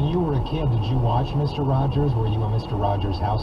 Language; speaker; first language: English; native; English